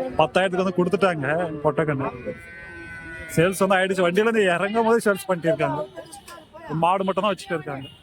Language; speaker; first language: Tamil; native; Tamil